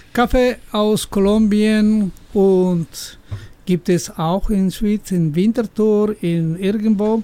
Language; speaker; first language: German; non-native, learner; Spanish